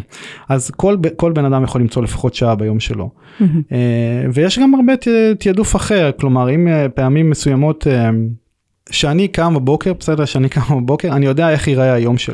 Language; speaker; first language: Hebrew; native; Hebrew